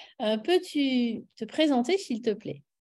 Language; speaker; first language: French; native; French